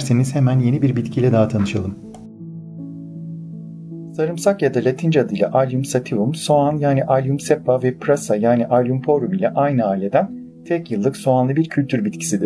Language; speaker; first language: Turkish; native; Turkish